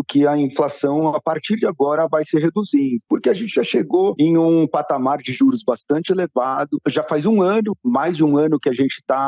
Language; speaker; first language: Portuguese; native; Portuguese